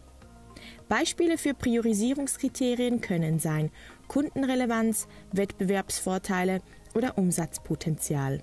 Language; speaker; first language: German; native; German